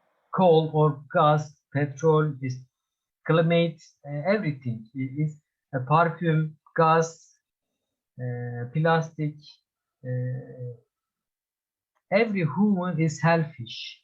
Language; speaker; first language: English; non-native, learner; Turkish